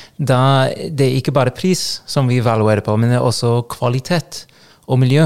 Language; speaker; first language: Norwegian; non-native, fluent; English